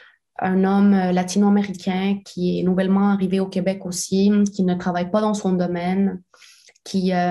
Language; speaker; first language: French; native; French